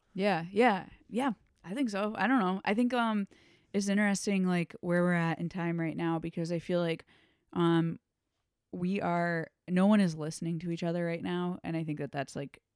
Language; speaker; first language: English; native; English